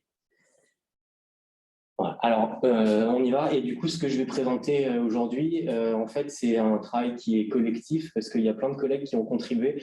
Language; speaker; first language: French; native; French